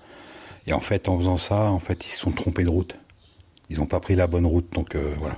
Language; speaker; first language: French; native; French